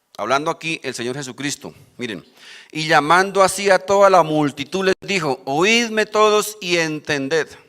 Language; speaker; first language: Spanish; native; Spanish